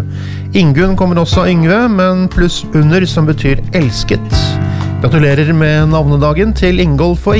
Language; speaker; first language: Norwegian; native; Norwegian